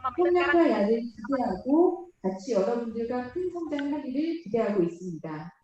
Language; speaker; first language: Korean; native; Korean